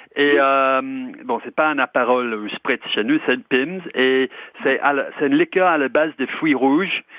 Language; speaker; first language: French; non-native, fluent; English